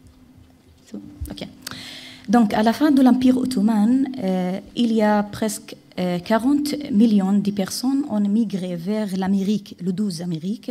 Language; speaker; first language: French; non-native, fluent; Arabic